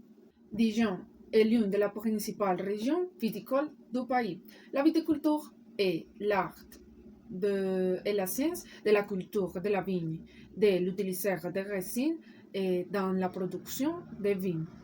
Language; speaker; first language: French; non-native, learner; Spanish